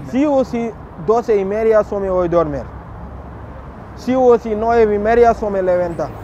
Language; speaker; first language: Spanish; non-native, learner; Wolof